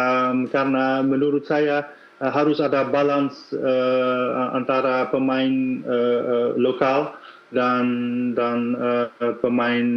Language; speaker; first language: Indonesian; non-native, fluent; Dutch